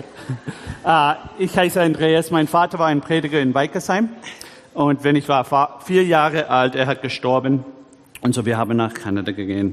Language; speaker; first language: German; early bilingual, heritage; German